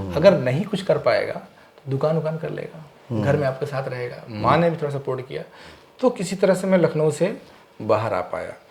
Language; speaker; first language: Hindi; native; Hindi